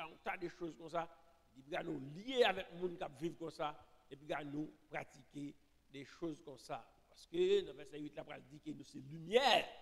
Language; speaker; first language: French; non-native, local second language; Haitian Creole